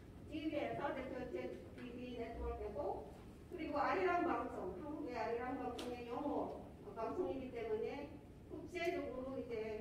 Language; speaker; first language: Korean; non-native, fluent; Filipino